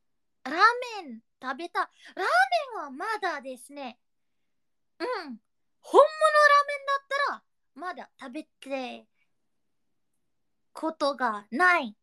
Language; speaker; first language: Japanese; non-native, learner; Indonesian